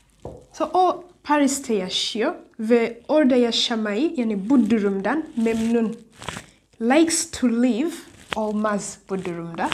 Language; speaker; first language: Turkish; non-native, fluent; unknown